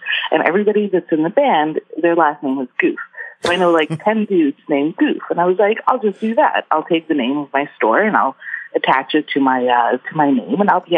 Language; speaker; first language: English; early bilingual, other home language; Hebrew